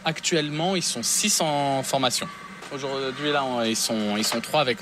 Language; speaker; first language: French; native; French